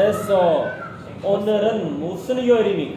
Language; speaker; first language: Korean; non-native, learner; Urdu